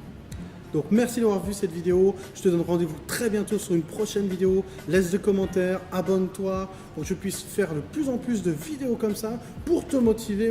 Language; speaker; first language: French; native; French